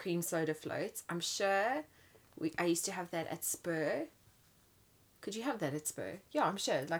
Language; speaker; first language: English; native; English